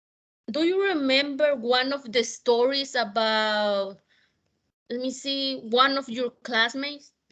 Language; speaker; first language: English; non-native, fluent; Spanish